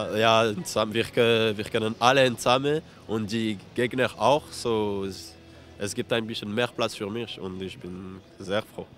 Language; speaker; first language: German; non-native, learner; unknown